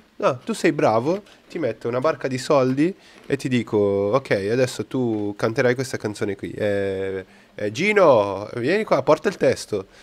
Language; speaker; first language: Italian; non-native, fluent; Portuguese